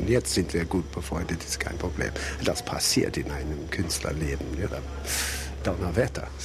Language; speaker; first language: German; non-native, fluent; English